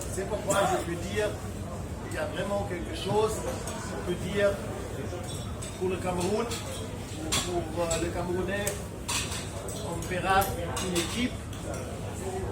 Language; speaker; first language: French; non-native, fluent; German